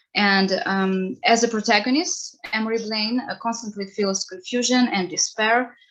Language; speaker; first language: English; non-native, fluent; Ukrainian